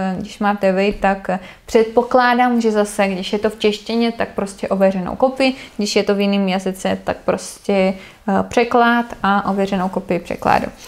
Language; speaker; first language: Czech; non-native, fluent; Russian